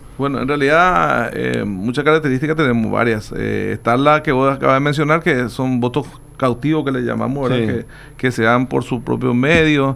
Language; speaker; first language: Spanish; native; Spanish